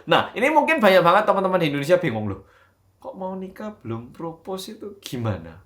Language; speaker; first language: Indonesian; early bilingual, other home language; Korean